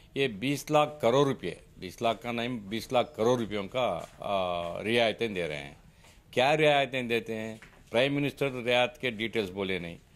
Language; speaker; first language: Hindi; non-native, local second language; Urdu